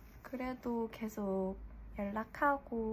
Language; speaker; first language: Korean; early bilingual, heritage; English